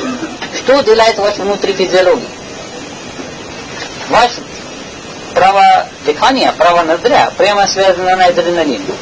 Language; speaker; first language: Russian; non-native, learner; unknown